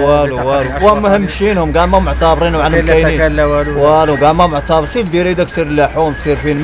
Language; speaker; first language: Arabic; native; Arabic